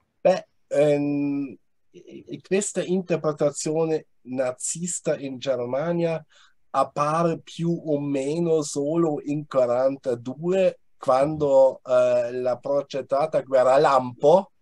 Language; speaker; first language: Italian; non-native, fluent; German